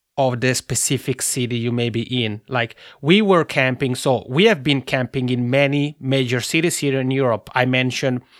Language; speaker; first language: English; non-native, fluent; Italian